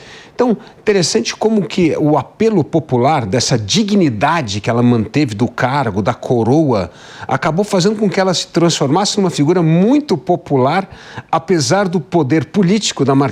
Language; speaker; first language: Portuguese; native; Portuguese